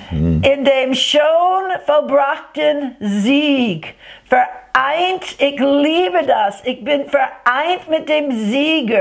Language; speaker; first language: German; non-native, fluent; English